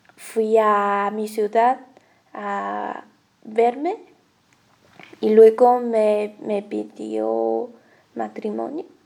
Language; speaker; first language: Spanish; non-native, learner; Chinese